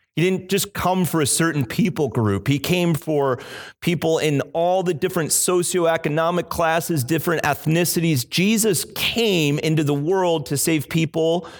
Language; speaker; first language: English; native; English